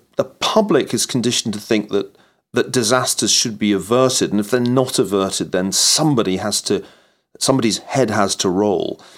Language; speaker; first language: English; native; English